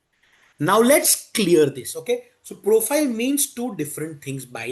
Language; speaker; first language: English; non-native, local second language; Hindi